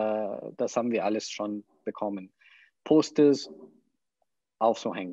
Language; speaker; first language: German; non-native, fluent; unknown